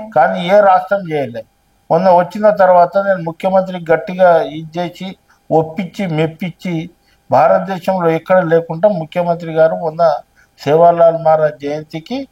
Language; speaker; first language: Telugu; non-native, local second language; Lambadi